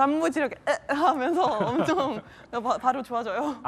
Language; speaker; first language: Korean; non-native, fluent; Estonian